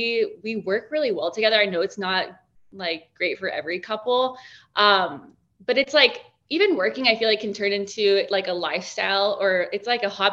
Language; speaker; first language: English; native; English